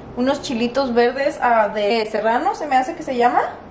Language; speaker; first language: Spanish; early bilingual, heritage; Spanish